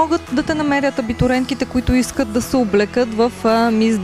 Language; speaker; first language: Bulgarian; native; Bulgarian